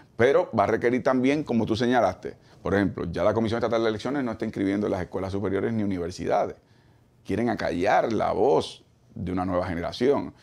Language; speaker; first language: Spanish; native; Spanish